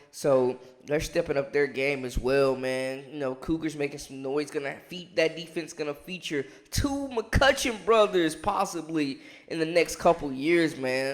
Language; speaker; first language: English; native; English